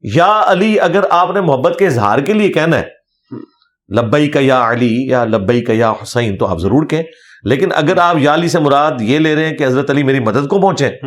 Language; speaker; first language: Urdu; non-native, local second language; Punjabi